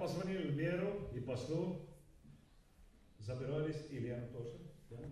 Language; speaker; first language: Russian; non-native, learner; Estonian